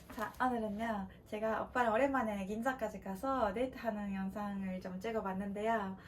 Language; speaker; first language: Korean; non-native, fluent; Japanese